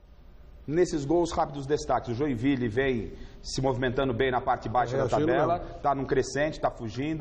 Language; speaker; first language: Portuguese; native; Portuguese